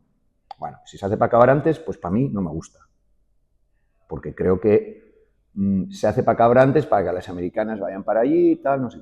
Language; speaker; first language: Spanish; native; Spanish